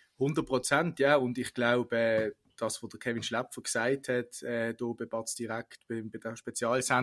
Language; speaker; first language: German; native; German